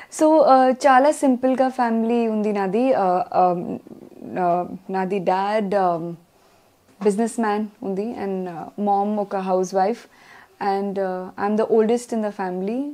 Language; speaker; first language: Telugu; non-native, learner; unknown